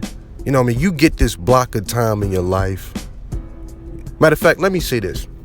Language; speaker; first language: English; native; English